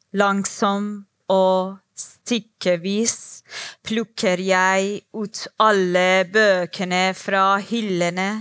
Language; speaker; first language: Norwegian; non-native, learner; Persian